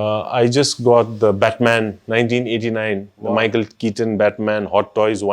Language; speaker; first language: English; non-native, local second language; Nepali